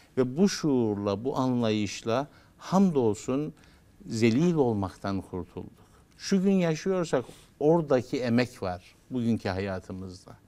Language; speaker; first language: Turkish; native; Turkish